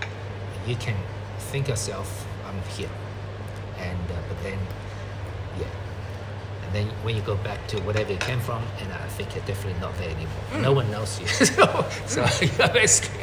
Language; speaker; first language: English; non-native, learner; Chinese